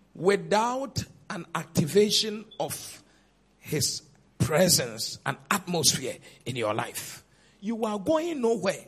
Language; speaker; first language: English; non-native, local second language; Akan